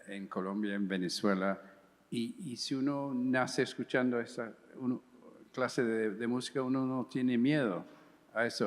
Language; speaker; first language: Spanish; early bilingual, heritage; English